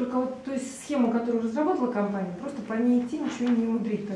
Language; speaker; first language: Russian; native; Russian